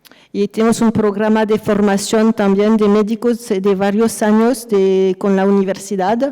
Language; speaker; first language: Spanish; non-native, fluent; French